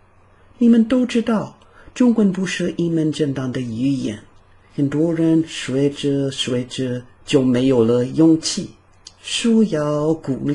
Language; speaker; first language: Chinese; non-native, fluent; English